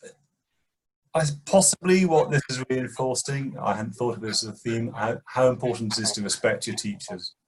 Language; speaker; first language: English; native; English